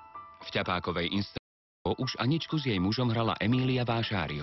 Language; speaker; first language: Slovak; native; Slovak